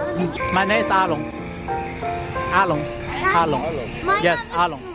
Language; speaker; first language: English; non-native, learner; Chinese